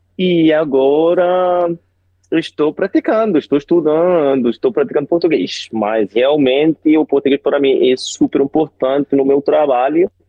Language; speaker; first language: Portuguese; non-native, fluent; Arabic